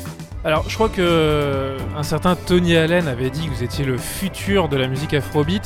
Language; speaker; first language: French; native; French